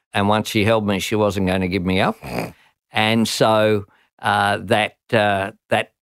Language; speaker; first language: English; early bilingual, other home language; Italian